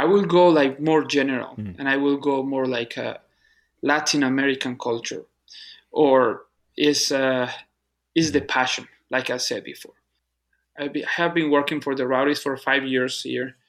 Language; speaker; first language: English; non-native, fluent; Spanish